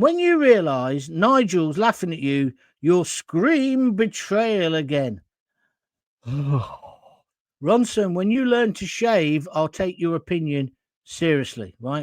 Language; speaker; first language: English; native; English